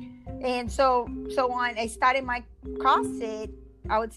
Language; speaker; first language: English; non-native, fluent; Portuguese